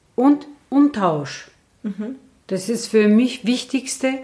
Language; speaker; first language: German; non-native, fluent; Turkish